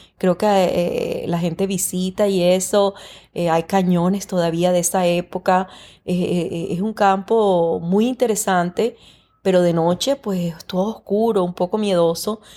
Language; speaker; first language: Spanish; early bilingual, heritage; Spanish